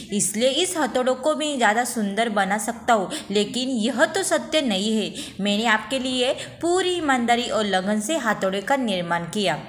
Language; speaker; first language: Hindi; non-native, local second language; Marathi